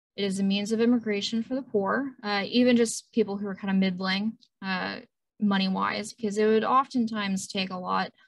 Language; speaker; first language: English; native; English